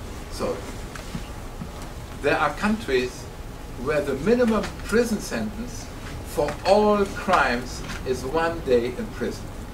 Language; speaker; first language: English; non-native, fluent; German